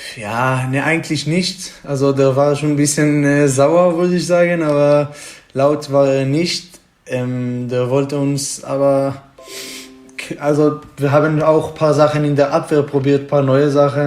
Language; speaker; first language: German; non-native, fluent; Hebrew